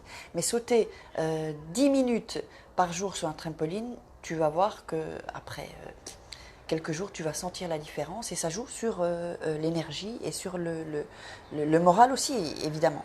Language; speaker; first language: French; native; French